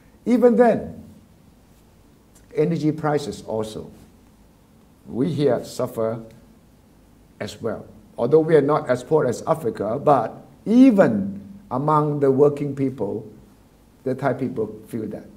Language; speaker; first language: English; non-native, fluent; Thai